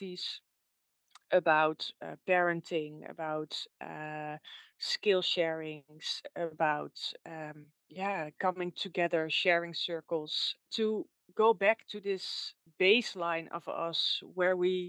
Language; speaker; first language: English; non-native, fluent; Dutch